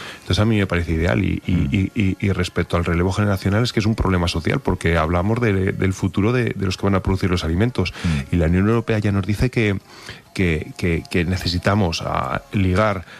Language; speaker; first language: Spanish; native; Spanish